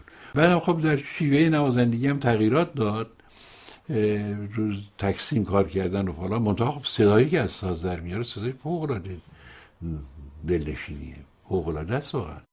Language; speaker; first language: Persian; native; Persian